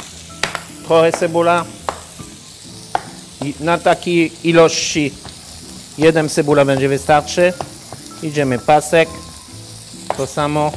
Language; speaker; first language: Polish; non-native, learner; French